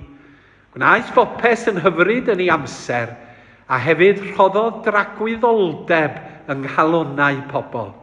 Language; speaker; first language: Welsh; native; Welsh